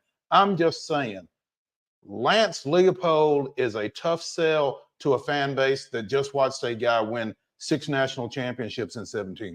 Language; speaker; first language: English; native; English